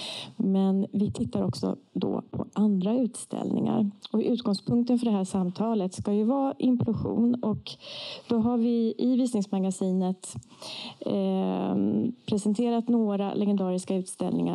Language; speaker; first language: Swedish; native; Swedish